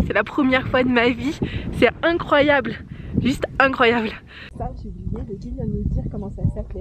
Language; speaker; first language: French; native; French